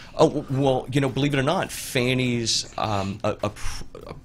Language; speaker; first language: English; native; English